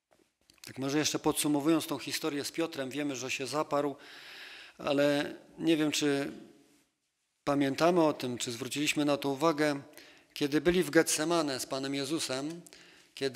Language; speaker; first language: Polish; native; Polish